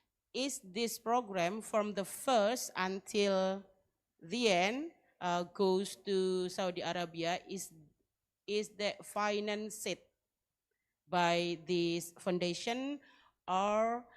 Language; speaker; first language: English; non-native, learner; Indonesian